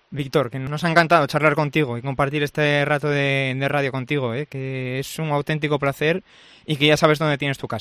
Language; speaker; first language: Spanish; native; Spanish